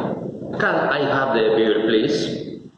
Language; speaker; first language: English; non-native, learner; Spanish